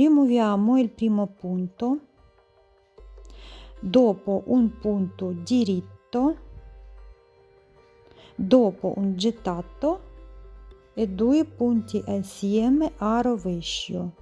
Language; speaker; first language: Italian; non-native, learner; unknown